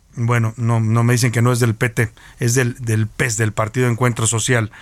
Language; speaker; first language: Spanish; native; Spanish